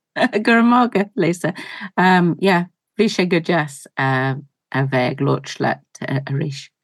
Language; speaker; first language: Irish; non-native, learner; English